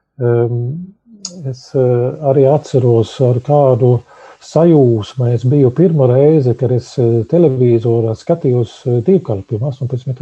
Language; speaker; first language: Latvian; early bilingual, heritage; Latvian